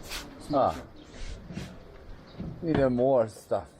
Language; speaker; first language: English; non-native, learner; Tibetan